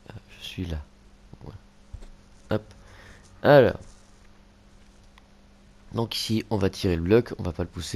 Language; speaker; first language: French; native; French